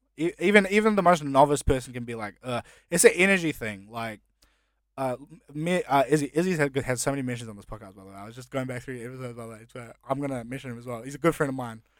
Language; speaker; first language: English; early bilingual, other home language; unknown